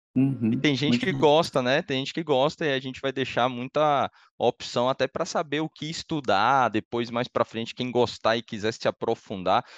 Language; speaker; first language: Portuguese; native; Portuguese